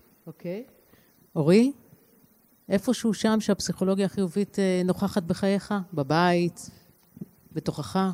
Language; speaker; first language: Hebrew; native; Hebrew